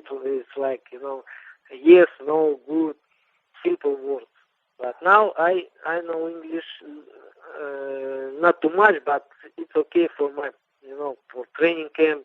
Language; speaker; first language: English; non-native, learner; Russian